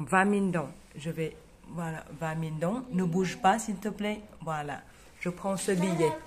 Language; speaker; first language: French; non-native, fluent; Vietnamese